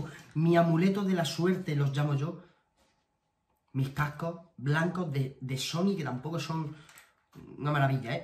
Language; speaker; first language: Spanish; native; Spanish